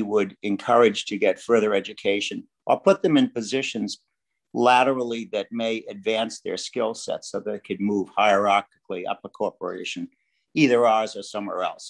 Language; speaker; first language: English; native; English